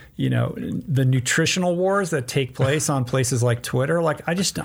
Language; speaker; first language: English; native; English